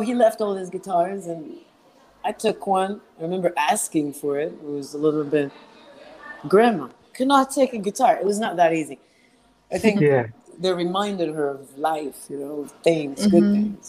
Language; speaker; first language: English; non-native, fluent; Hebrew